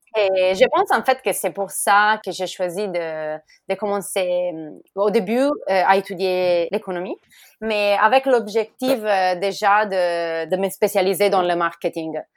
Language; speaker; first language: French; non-native, fluent; Italian